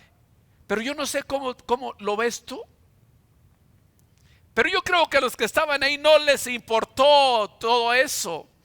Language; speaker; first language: Spanish; native; Spanish